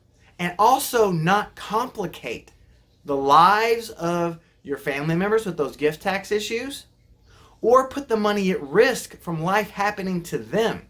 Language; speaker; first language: English; native; English